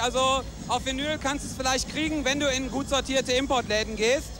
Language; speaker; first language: German; native; German